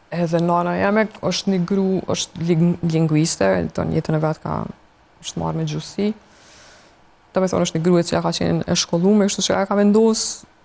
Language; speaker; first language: Albanian; native; Albanian